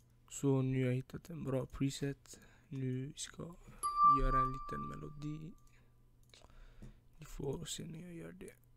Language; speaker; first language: Swedish; early bilingual, other home language; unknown